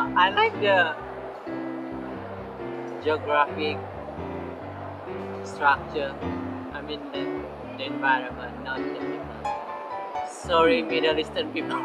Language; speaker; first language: English; non-native, local second language; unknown